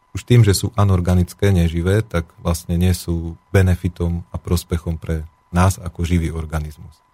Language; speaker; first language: Slovak; native; Slovak